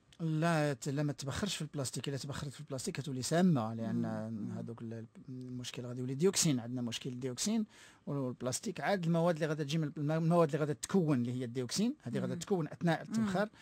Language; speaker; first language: Arabic; native; Arabic